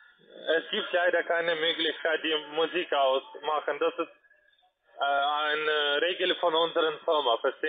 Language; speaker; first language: German; non-native, learner; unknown